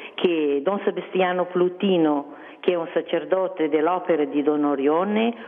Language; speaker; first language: Italian; non-native, fluent; Kabuverdianu